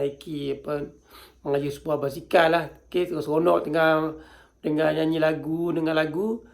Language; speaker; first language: Malay; native; Malay